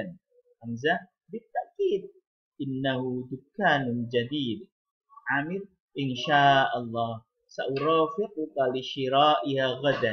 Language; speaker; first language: Arabic; non-native, fluent; Indonesian